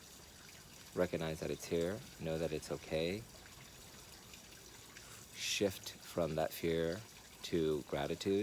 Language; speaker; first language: English; native; English